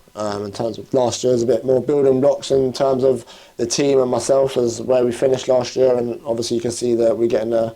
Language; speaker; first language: English; native; English